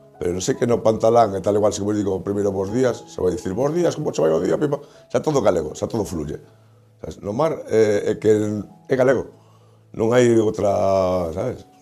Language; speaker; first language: Galician; native; Galician